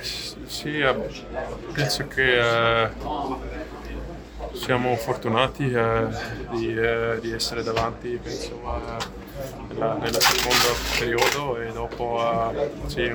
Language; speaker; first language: Italian; non-native, learner; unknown